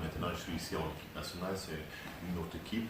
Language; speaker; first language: French; early bilingual, heritage; German